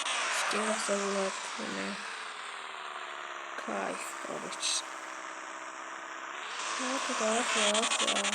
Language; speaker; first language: Russian; non-native, local second language; Kazakh